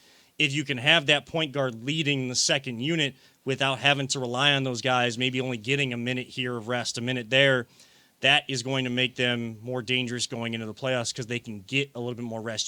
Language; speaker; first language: English; native; English